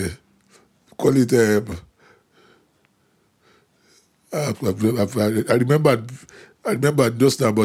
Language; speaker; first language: English; non-native, local second language; Yoruba